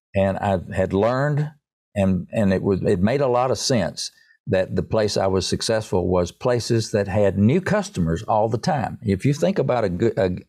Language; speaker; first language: English; native; English